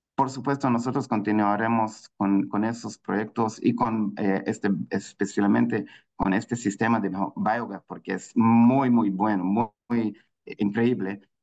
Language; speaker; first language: Spanish; non-native, fluent; Hebrew